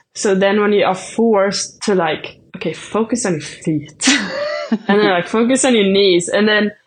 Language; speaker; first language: English; non-native, fluent; Swedish